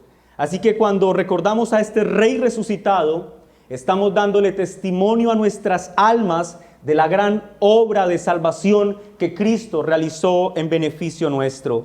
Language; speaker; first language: Spanish; native; Spanish